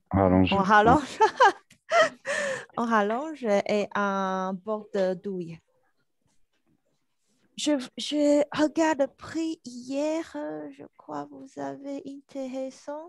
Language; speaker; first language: French; non-native, learner; Chinese